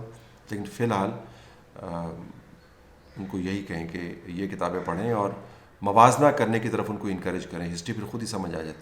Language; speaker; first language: Urdu; native; Urdu